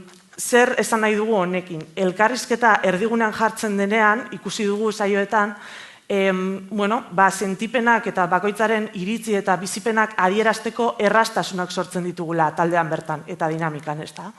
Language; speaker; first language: Basque; native; Basque